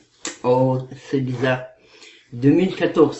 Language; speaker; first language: French; non-native, learner; Kazakh